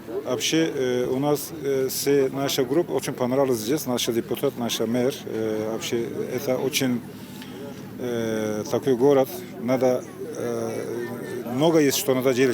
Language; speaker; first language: Russian; non-native, learner; Turkish